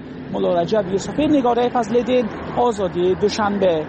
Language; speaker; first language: Persian; native; Persian